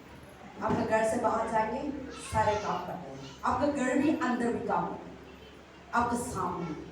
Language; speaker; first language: Hindi; non-native, local second language; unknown